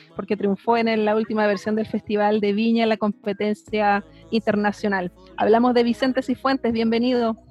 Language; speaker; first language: Spanish; native; Spanish